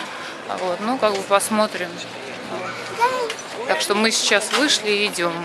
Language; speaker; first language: Russian; native; Russian